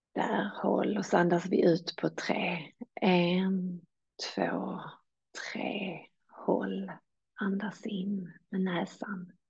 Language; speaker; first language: Swedish; native; Swedish